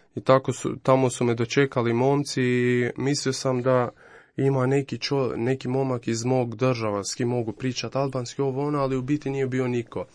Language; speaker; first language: Croatian; non-native, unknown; Albanian